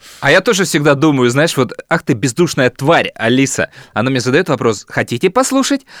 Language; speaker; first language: Russian; native; Russian